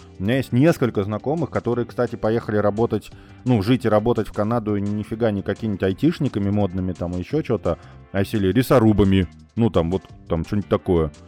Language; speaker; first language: Russian; native; Russian